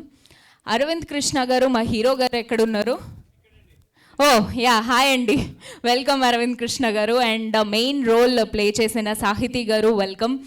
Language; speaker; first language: Telugu; native; Telugu